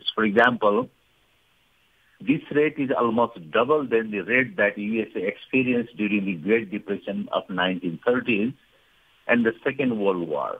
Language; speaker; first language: English; non-native, fluent; Nepali